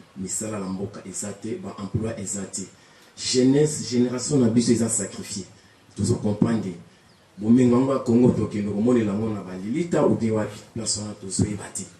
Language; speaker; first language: Lingala; non-native, local second language; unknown